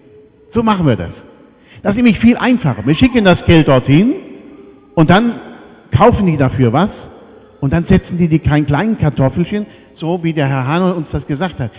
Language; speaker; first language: German; native; German